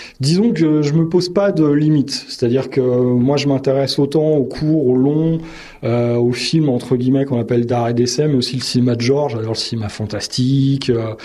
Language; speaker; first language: French; native; French